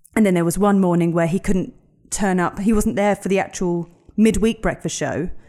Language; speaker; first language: English; native; English